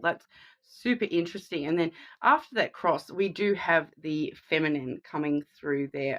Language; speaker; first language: English; native; English